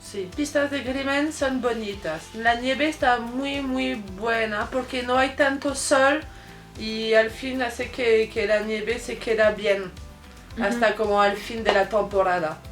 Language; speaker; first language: Spanish; non-native, fluent; French